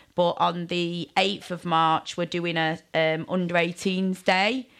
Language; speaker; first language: English; native; English